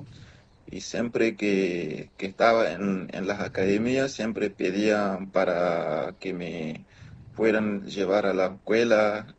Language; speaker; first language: Spanish; non-native, fluent; Mossi